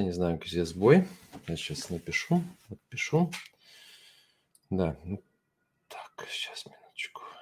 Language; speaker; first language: Russian; non-native, fluent; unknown